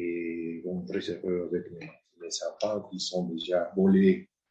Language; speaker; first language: French; non-native, fluent; Spanish